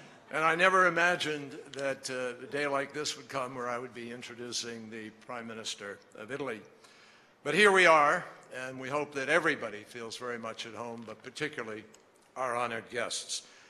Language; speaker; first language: English; native; English